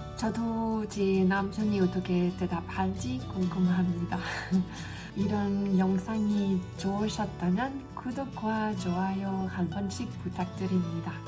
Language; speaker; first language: Korean; non-native, fluent; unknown